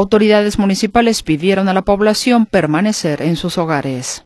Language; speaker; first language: Spanish; native; Spanish